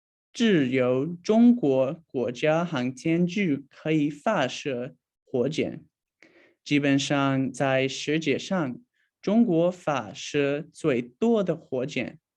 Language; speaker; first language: Chinese; non-native, learner; English